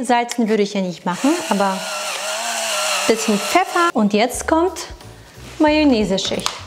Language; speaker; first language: German; non-native, fluent; Russian